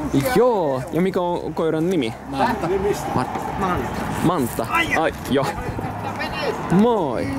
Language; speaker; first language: Finnish; non-native, fluent; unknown